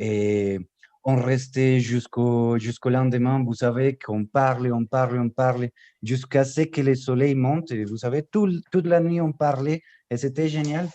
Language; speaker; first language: French; non-native, fluent; Spanish